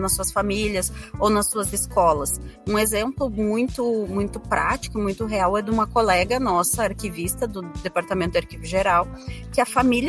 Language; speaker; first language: Portuguese; native; Portuguese